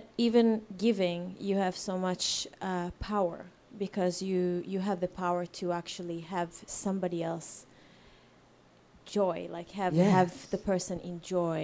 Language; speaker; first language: English; non-native, fluent; Hebrew